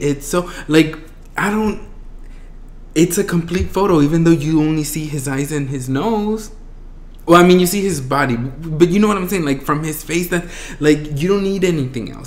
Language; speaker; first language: English; native; English